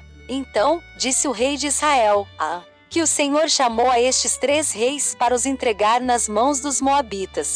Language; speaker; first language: Portuguese; native; Portuguese